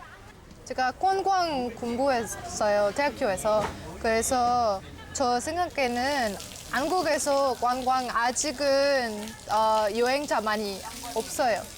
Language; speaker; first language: Korean; non-native, learner; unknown